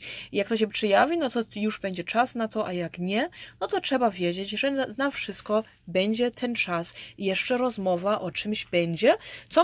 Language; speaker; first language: Polish; early bilingual, heritage; Polish